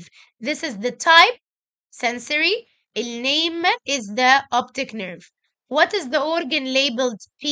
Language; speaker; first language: English; non-native, local second language; Arabic